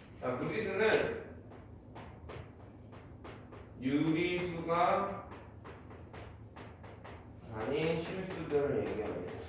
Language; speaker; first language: Korean; native; Korean